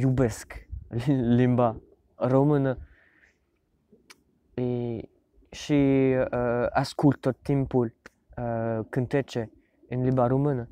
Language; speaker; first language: Romanian; non-native, learner; French